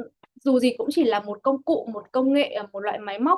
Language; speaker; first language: Vietnamese; native; Vietnamese